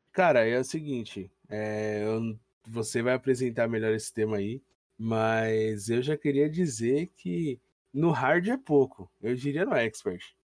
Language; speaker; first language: Portuguese; native; Portuguese